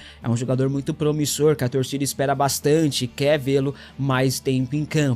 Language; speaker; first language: Portuguese; native; Portuguese